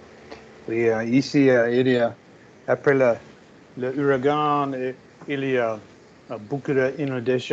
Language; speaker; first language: French; non-native, learner; English